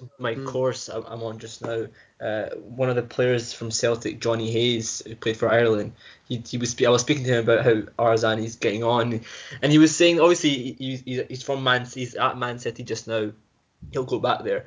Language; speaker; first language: English; native; English